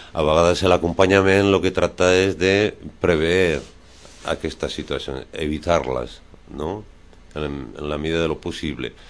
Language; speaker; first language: Catalan; non-native, local second language; Spanish